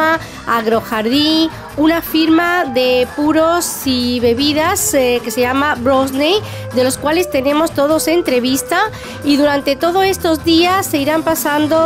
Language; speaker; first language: Spanish; native; Spanish